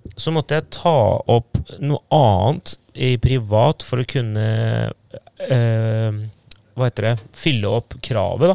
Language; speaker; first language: Norwegian; non-native, fluent; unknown